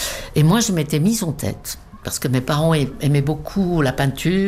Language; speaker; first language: French; non-native, fluent; Czech